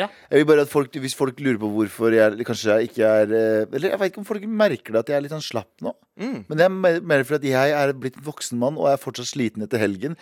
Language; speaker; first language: Norwegian; early bilingual, other home language; Kurdish